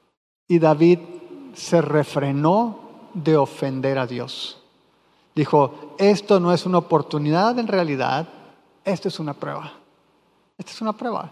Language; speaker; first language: Spanish; native; Spanish